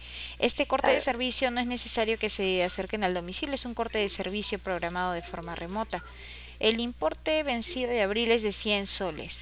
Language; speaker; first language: Spanish; native; Spanish